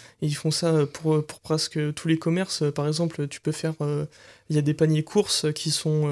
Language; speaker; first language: French; native; French